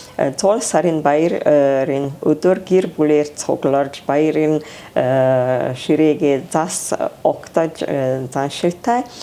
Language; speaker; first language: Mongolian; non-native, fluent; Hungarian